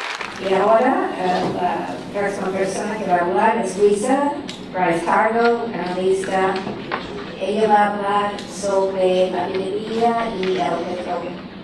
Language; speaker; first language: Spanish; non-native, fluent; English